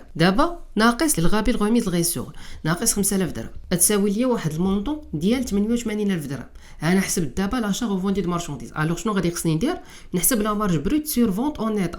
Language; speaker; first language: Arabic; native; Arabic